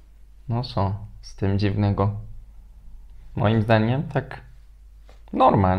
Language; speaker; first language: Polish; non-native, fluent; Turkish